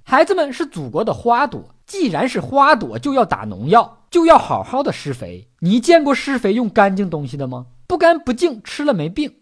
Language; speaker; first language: Chinese; native; Chinese